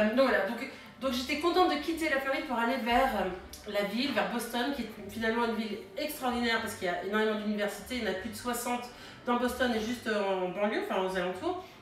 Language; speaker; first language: French; early bilingual, heritage; French